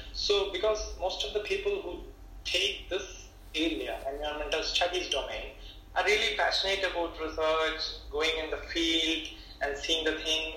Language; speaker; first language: English; non-native, local second language; Malayalam